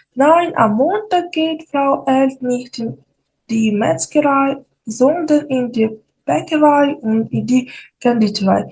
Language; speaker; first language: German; non-native, fluent; Ukrainian